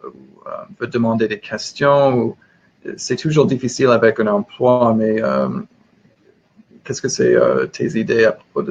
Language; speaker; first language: French; non-native, learner; English